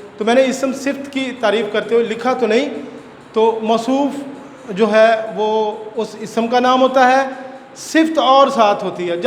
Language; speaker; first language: Urdu; non-native, local second language; Punjabi